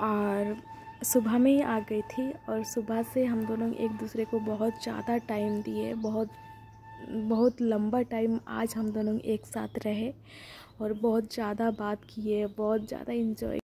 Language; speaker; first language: Hindi; non-native, local second language; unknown